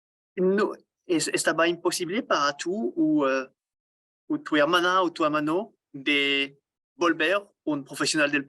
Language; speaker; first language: Spanish; non-native, learner; French